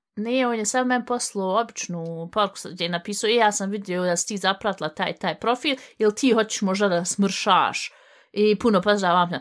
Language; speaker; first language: Bosnian; early bilingual, heritage; Bosnian